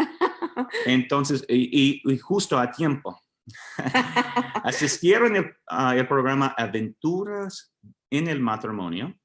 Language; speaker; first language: Spanish; non-native, fluent; English